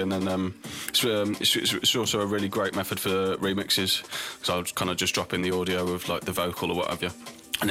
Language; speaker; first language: English; native; English